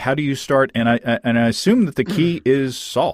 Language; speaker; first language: English; native; English